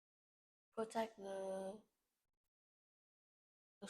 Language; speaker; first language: English; non-native, learner; Vietnamese